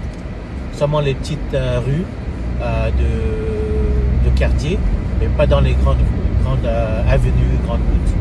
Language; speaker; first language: French; early bilingual, heritage; French